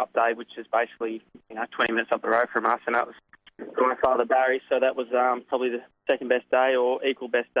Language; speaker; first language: English; native; English